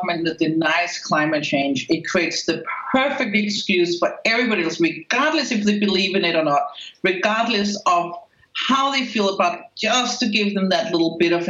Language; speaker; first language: English; non-native, fluent; Spanish